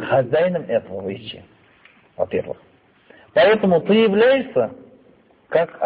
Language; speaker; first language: Russian; non-native, fluent; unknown